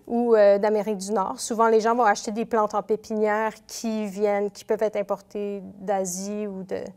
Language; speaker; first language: French; native; French